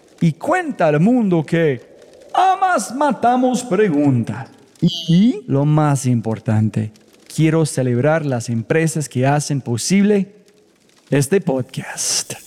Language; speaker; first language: Spanish; non-native, learner; English